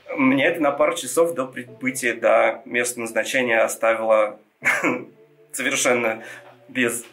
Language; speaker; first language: Russian; non-native, local second language; Georgian